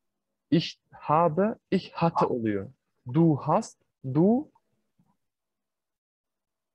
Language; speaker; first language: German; non-native, fluent; Turkish